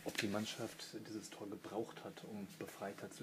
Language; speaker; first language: German; native; German